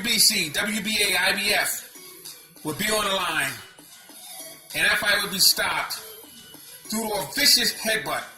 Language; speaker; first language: English; native; English